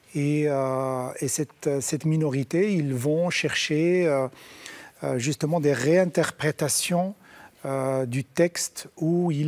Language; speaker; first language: French; non-native, local second language; Arabic